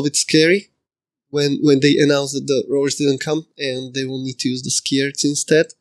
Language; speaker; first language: English; non-native, fluent; Slovak